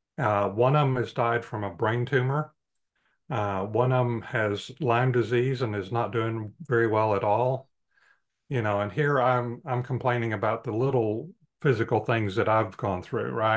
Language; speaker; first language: English; native; English